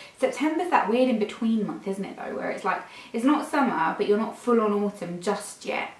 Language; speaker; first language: English; native; English